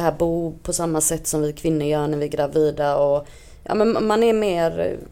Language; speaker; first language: Swedish; native; Swedish